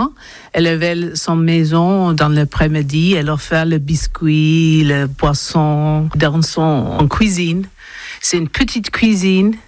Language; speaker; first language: French; non-native, learner; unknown